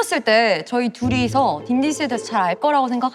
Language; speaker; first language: Korean; native; Korean